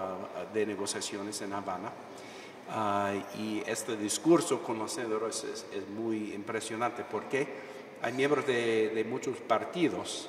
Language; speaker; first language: Spanish; non-native, fluent; English